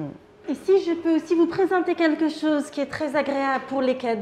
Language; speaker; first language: French; native; French